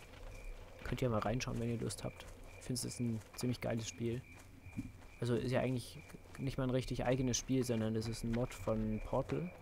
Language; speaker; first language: German; native; German